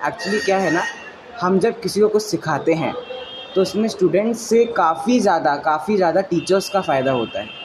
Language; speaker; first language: Hindi; native; Hindi